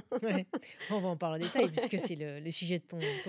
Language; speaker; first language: French; native; French